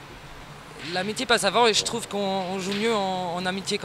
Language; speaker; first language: French; native; French